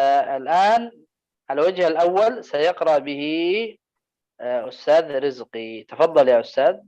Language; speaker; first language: Arabic; native; Arabic